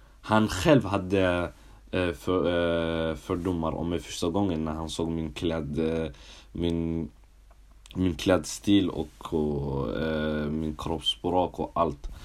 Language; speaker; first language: Swedish; early bilingual, other home language; Somali